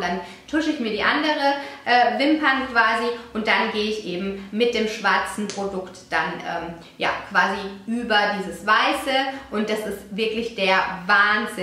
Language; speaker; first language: German; native; German